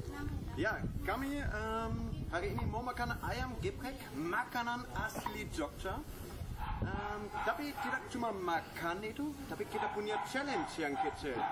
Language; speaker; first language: Indonesian; non-native, fluent; German